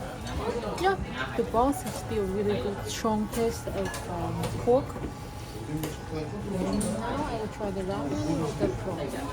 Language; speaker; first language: English; non-native, fluent; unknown